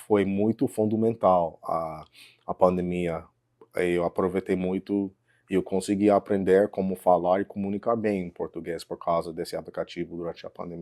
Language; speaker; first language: Portuguese; non-native, fluent; English